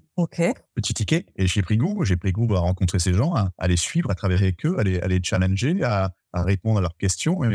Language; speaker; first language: French; native; French